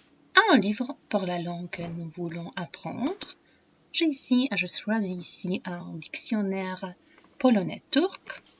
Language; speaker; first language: French; non-native, fluent; Polish